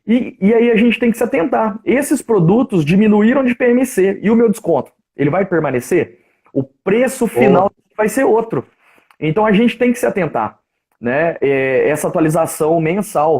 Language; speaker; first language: Portuguese; native; Portuguese